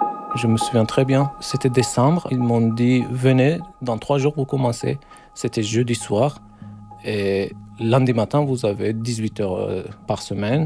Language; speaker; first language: French; non-native, fluent; Turkish